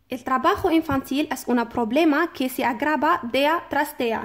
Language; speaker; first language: Spanish; non-native, fluent; Arabic